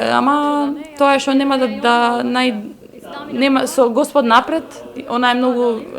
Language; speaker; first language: Macedonian; non-native, fluent; Albanian